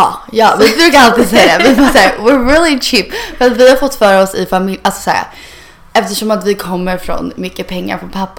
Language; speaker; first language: Swedish; early bilingual, heritage; Swedish